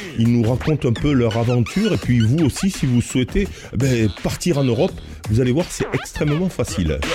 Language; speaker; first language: French; native; French